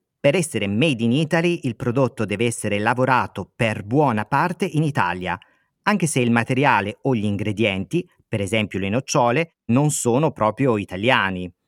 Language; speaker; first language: Italian; native; Italian